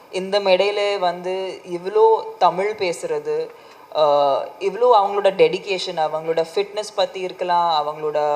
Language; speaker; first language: Tamil; non-native, fluent; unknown